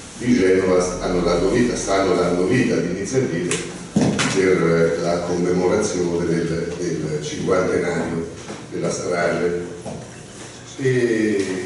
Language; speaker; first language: Italian; native; Italian